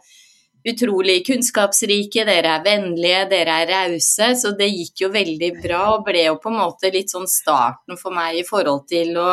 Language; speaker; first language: Norwegian; native; Norwegian